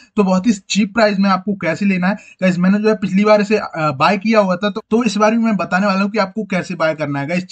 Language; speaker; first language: Hindi; native; Hindi